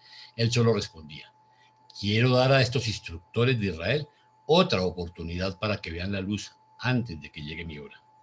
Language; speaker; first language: Spanish; native; Spanish